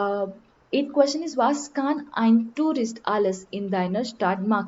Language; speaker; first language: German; non-native, learner; Marathi